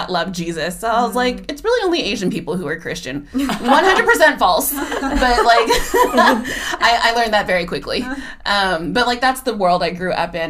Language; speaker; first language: English; native; English